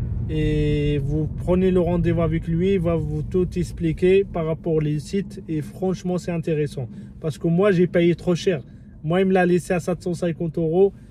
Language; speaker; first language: French; non-native, fluent; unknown